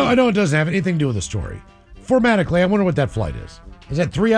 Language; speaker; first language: English; native; English